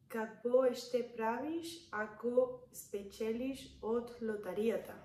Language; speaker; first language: Bulgarian; non-native, learner; English